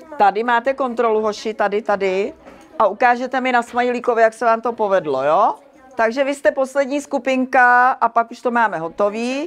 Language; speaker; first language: Czech; native; Czech